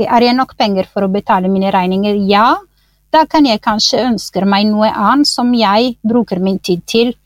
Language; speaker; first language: Norwegian; non-native, fluent; Italian